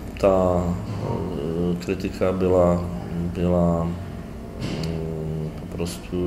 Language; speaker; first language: Polish; non-native, learner; Slovak